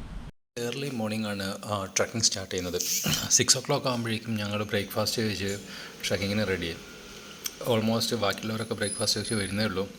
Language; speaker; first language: Malayalam; native; Malayalam